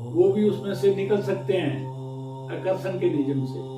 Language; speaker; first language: Hindi; non-native, local second language; Punjabi